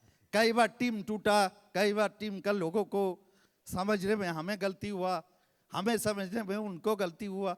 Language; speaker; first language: Hindi; native; Hindi